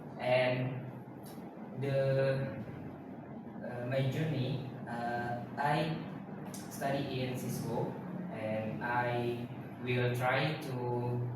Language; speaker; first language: English; non-native, learner; Indonesian